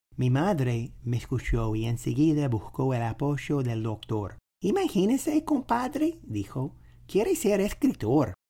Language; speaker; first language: Spanish; non-native, fluent; English